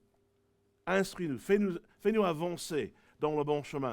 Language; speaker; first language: French; non-native, fluent; English